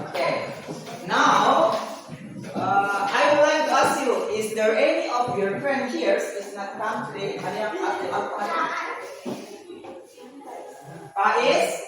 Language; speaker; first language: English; non-native, learner; Indonesian